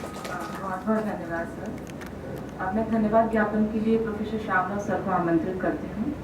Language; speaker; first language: Hindi; native; Hindi